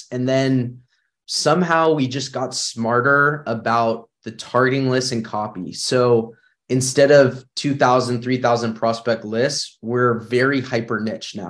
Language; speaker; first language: English; native; English